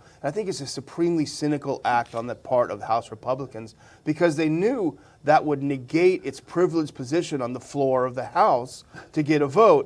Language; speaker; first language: English; native; English